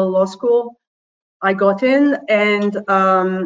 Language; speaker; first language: English; non-native, fluent; French